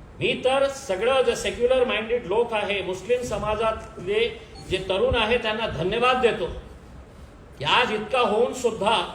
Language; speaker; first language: Marathi; non-native, local second language; Urdu